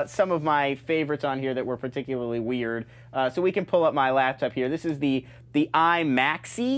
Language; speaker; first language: English; native; English